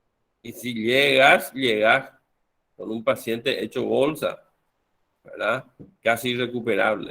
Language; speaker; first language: Spanish; native; Spanish